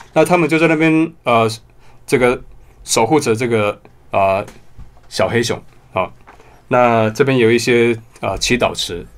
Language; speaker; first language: Chinese; non-native, local second language; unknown